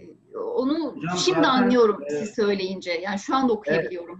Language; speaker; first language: Turkish; native; Turkish